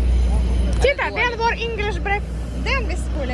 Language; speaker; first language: Swedish; non-native, learner; Russian